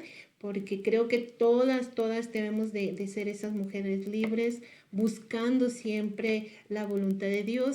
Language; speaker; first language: Spanish; native; Spanish